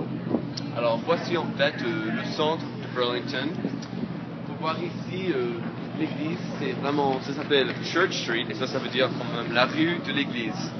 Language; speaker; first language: French; non-native, fluent; English